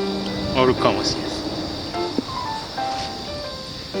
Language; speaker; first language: Japanese; native; Japanese